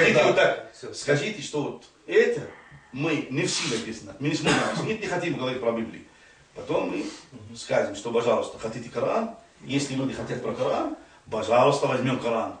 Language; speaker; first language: Russian; non-native, fluent; Arabic